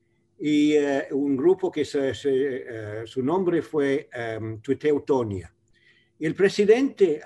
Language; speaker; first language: Spanish; non-native, fluent; English